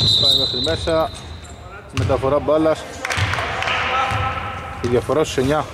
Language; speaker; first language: Greek; native; Greek